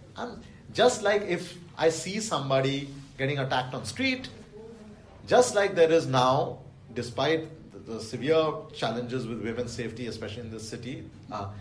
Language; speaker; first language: English; non-native, local second language; Bangla